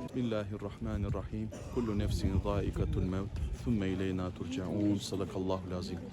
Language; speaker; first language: Turkish; native; Turkish